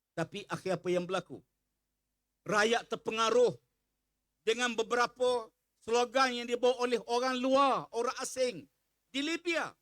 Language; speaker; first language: Malay; native; Malay